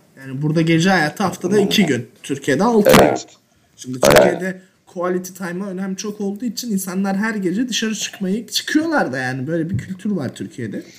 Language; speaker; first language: Turkish; native; Turkish